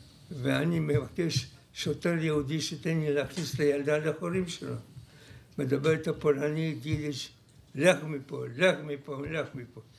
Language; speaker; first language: Hebrew; non-native, fluent; Polish